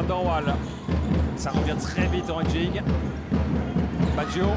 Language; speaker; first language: French; native; French